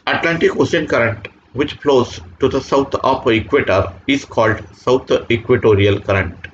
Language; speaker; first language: English; non-native, local second language; Marathi